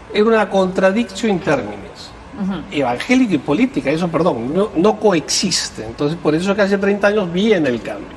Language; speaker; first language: Spanish; native; Spanish